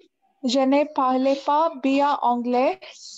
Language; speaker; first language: French; non-native, learner; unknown